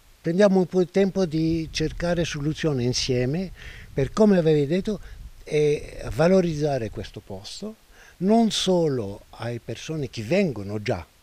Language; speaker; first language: Italian; non-native, fluent; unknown